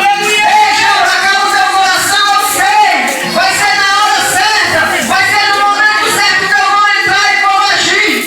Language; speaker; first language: Portuguese; native; Portuguese